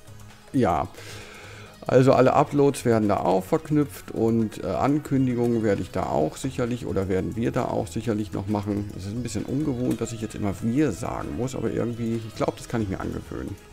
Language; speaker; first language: German; native; German